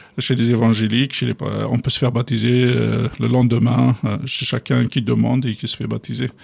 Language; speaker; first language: French; non-native, local second language; Kabyle